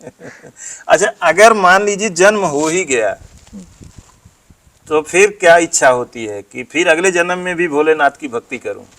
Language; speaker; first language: Hindi; native; Hindi